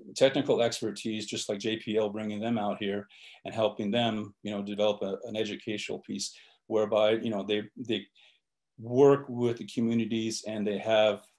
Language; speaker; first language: English; native; English